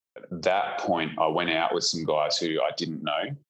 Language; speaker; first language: English; native; English